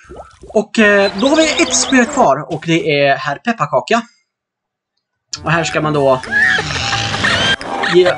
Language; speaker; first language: Swedish; native; Swedish